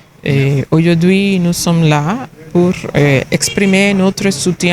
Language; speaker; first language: French; non-native, fluent; Spanish